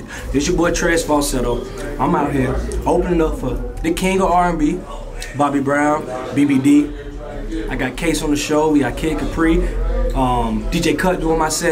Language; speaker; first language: English; native; English